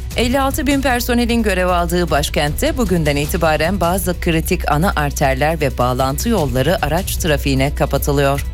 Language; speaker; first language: Turkish; native; Turkish